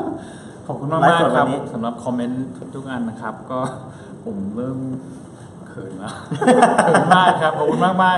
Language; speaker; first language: Thai; early bilingual, other home language; Spanish